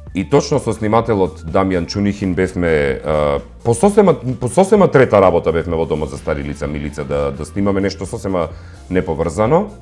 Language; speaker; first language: Macedonian; native; Macedonian